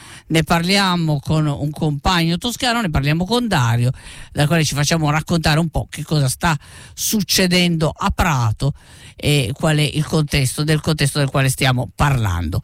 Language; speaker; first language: Italian; native; Italian